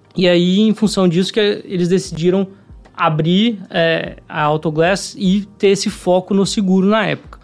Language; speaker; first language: Portuguese; native; Portuguese